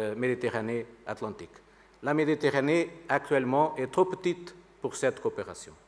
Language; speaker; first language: French; non-native, fluent; Portuguese